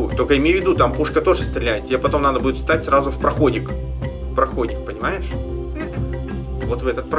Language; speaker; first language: Russian; native; Russian